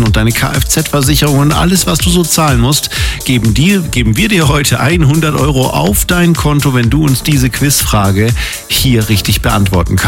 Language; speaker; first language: German; native; German